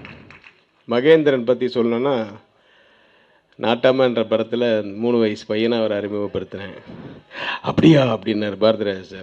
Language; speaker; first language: Tamil; native; Tamil